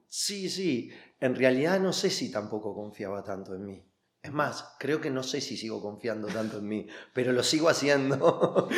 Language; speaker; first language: Spanish; native; Spanish